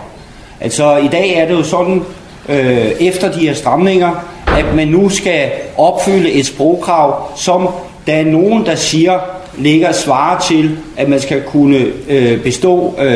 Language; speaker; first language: Danish; native; Danish